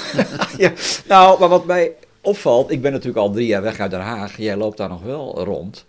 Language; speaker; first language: Dutch; native; Dutch